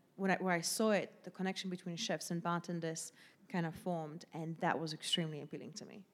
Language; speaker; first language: English; non-native, fluent; Slovak